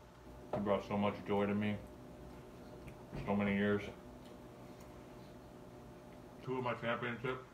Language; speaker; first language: English; native; English